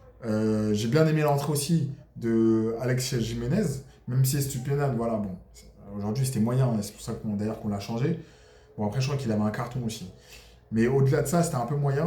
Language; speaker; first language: French; native; French